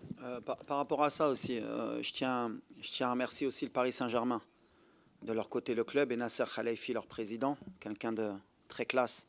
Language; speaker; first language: French; native; French